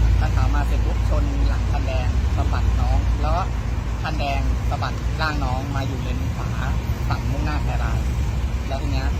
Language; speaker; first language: Thai; native; Thai